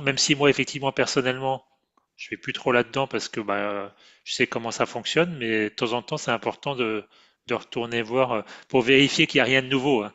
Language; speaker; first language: French; native; French